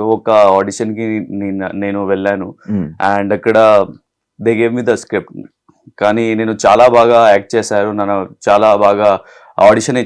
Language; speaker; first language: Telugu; non-native, learner; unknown